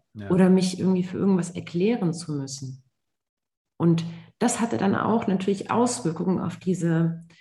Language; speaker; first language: German; native; German